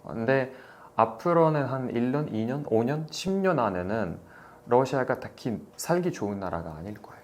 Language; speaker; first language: Korean; non-native, fluent; Russian